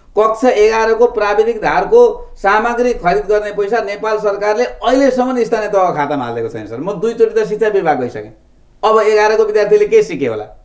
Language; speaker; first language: Nepali; native; Nepali